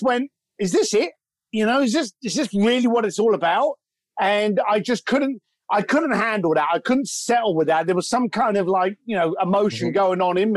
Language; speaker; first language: English; native; English